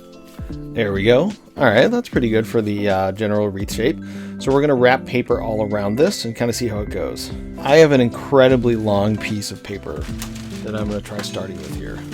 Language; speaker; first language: English; native; English